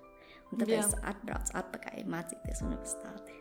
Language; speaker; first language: Latvian; non-native, fluent; Thai